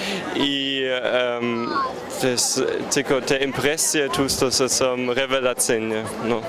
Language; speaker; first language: Polish; early bilingual, heritage; German